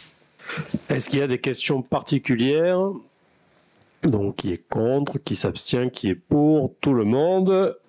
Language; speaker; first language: French; native; French